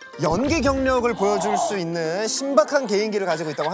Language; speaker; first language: Korean; native; Korean